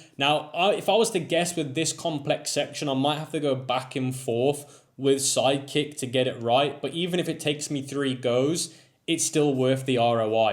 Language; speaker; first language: English; native; English